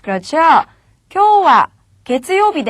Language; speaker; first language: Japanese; non-native, fluent; Korean